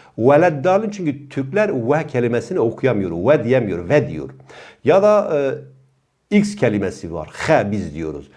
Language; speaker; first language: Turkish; non-native, local second language; Kurdish